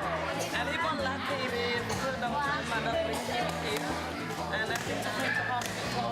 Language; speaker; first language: English; non-native, learner; Khmer